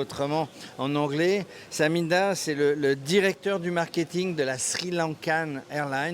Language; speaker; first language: French; native; French